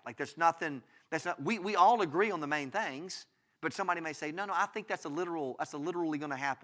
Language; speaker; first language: English; native; English